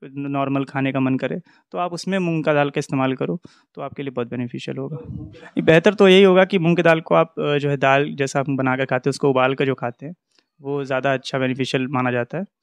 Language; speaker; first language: Hindi; native; Hindi